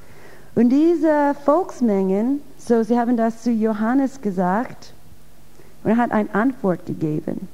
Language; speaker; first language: German; non-native, fluent; English